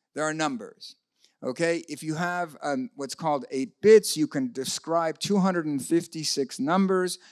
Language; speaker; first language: English; native; English